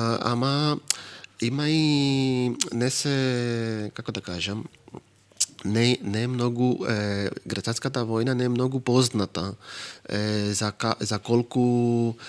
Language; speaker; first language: Macedonian; non-native, fluent; Greek